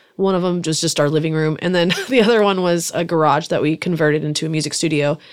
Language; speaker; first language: English; early bilingual, other home language; German